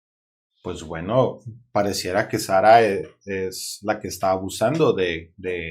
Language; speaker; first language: Spanish; native; Spanish